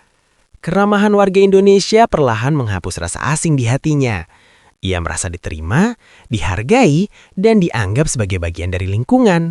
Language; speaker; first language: Indonesian; native; Indonesian